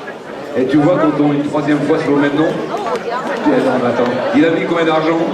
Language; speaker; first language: French; native; French